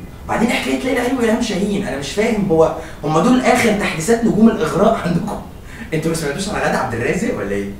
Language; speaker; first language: Arabic; native; Arabic